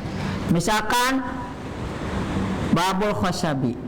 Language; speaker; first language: Indonesian; native; Indonesian